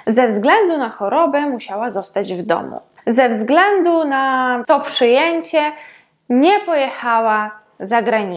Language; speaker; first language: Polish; non-native, fluent; Ukrainian